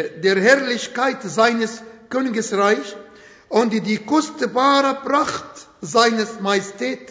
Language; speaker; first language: German; non-native, fluent; Arabic